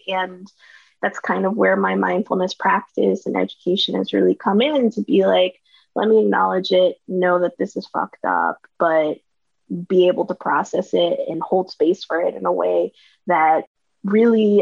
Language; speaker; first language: English; native; English